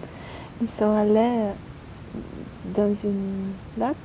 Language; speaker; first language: French; non-native, learner; Polish